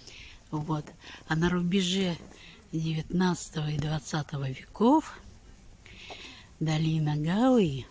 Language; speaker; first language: Russian; native; Russian